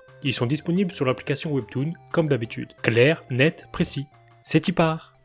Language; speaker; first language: French; native; French